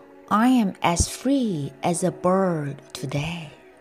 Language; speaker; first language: English; non-native, fluent; Korean